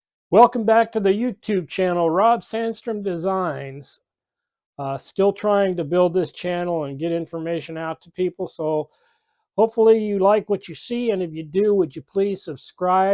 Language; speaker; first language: English; native; English